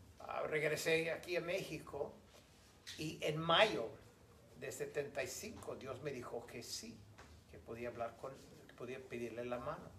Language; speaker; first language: Spanish; non-native, fluent; English